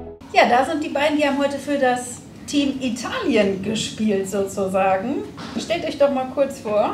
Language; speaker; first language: German; native; German